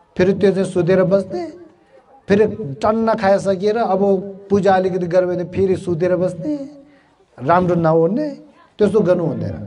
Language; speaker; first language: Nepali; non-native, fluent; Tibetan